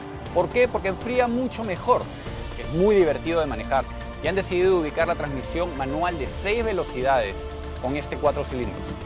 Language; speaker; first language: Spanish; native; Spanish